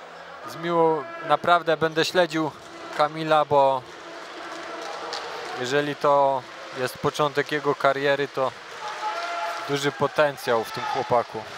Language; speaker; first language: Polish; native; Polish